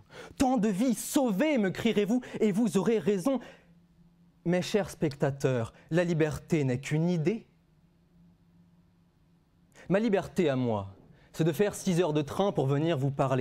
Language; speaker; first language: French; native; French